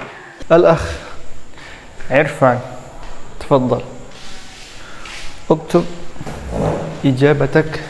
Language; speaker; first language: Arabic; non-native, fluent; Indonesian